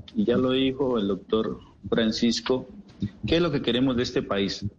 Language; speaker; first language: Spanish; native; Spanish